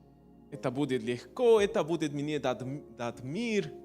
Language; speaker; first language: Russian; non-native, learner; Spanish